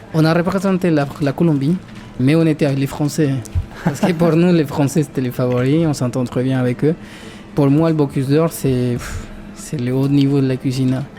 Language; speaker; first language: French; non-native, fluent; Spanish